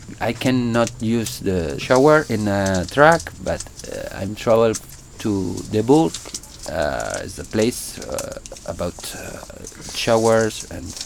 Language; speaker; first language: English; non-native, learner; Spanish